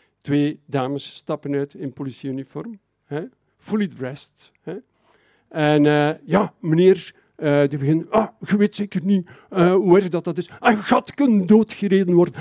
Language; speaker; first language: Dutch; native; Dutch